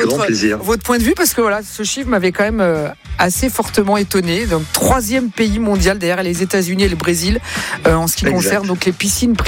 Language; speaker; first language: French; native; French